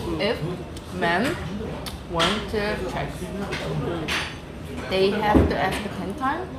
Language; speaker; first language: English; non-native, learner; Korean